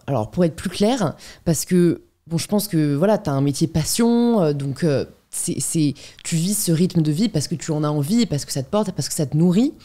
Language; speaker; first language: French; native; French